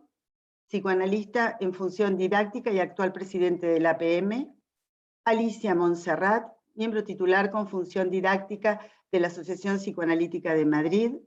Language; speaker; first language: Spanish; native; Spanish